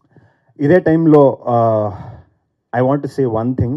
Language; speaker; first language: Telugu; non-native, fluent; Kannada